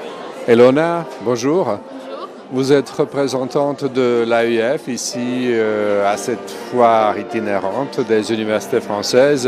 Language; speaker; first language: French; non-native, fluent; Serbian